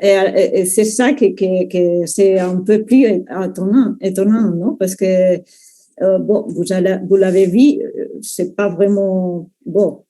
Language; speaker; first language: French; non-native, fluent; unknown